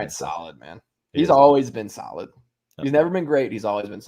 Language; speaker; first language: English; native; English